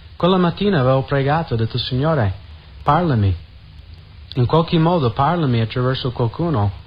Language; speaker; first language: Italian; non-native, fluent; English